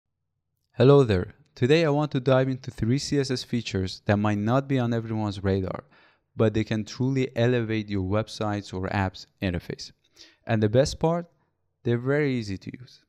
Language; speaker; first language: English; non-native, fluent; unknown